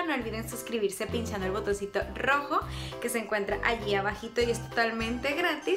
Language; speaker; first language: Spanish; native; Spanish